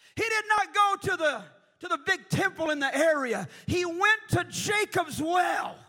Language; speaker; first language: English; early bilingual, other home language; Portuguese